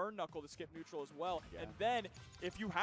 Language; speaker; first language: English; native; English